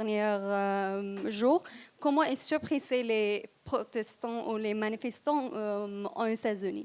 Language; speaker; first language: French; non-native, fluent; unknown